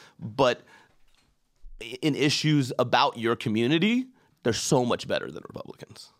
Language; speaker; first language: English; early bilingual, other home language; Persian